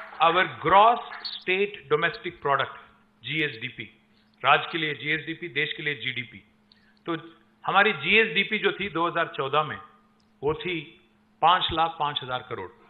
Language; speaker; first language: Hindi; non-native, local second language; Telugu